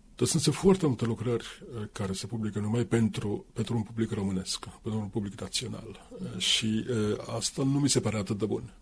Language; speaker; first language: Romanian; non-native, fluent; Finnish